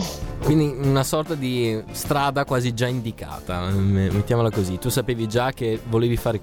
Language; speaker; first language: Italian; native; Italian